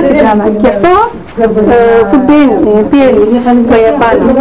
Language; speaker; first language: Greek; non-native, local second language; Turkish